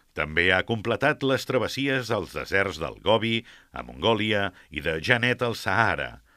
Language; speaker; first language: Catalan; native; Catalan